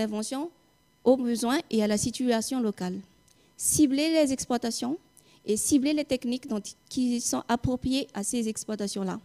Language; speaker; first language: French; non-native, local second language; Malagasy